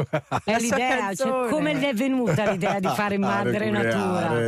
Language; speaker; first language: Italian; native; Italian